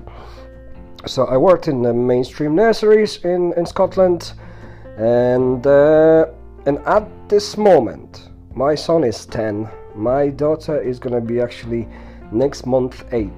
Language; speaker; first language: English; non-native, fluent; Polish